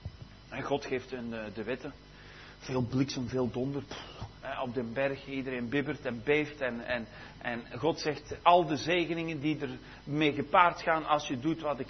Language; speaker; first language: Dutch; native; Dutch